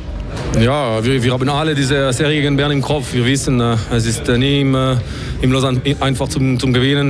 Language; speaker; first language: German; non-native, local second language; French